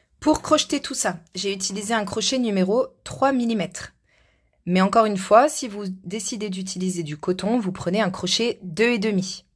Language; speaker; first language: French; native; French